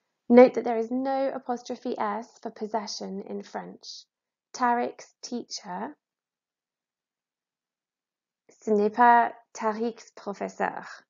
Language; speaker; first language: English; native; English